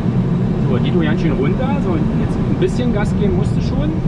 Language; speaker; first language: German; native; German